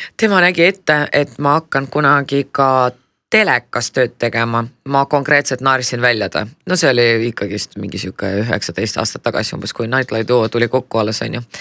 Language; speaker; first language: Estonian; non-native, local second language; Russian